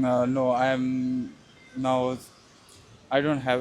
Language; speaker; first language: English; non-native, learner; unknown